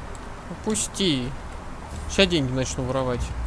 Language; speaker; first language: Russian; native; Russian